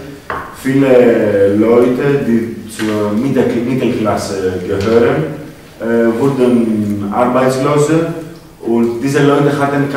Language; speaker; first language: German; non-native, fluent; Greek